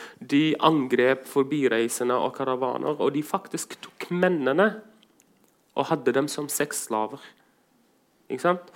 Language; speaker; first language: Norwegian; non-native, fluent; Arabic